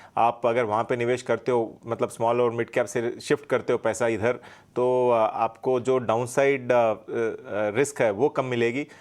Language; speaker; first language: Hindi; non-native, local second language; Tamil